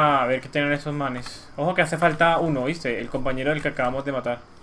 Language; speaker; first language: Spanish; native; Spanish